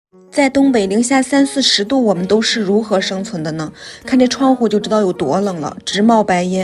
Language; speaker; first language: Chinese; native; Chinese